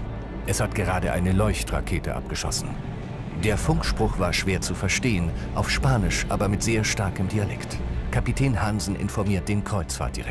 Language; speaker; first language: German; native; German